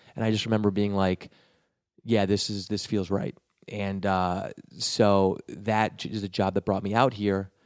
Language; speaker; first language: English; native; English